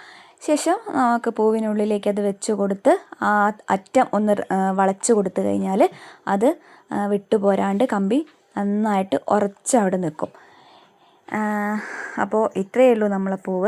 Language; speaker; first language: Malayalam; native; Malayalam